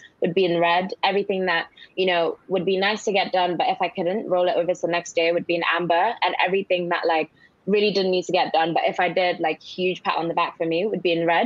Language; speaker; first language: English; non-native, local second language; Yoruba